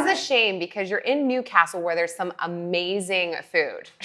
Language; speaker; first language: English; native; English